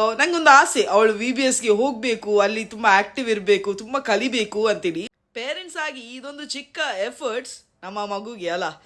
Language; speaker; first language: Kannada; native; Kannada